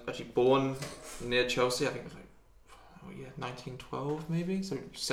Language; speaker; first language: English; native; English